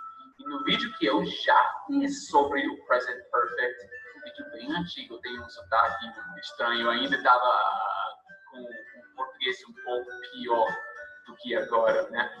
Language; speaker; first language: Portuguese; non-native, fluent; English